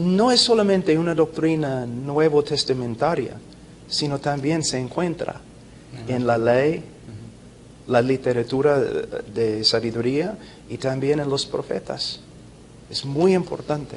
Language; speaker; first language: Spanish; non-native, fluent; English